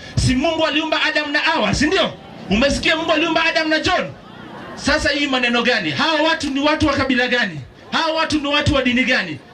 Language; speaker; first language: Swahili; native; Swahili